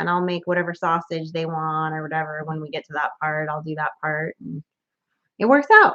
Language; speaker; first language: English; native; English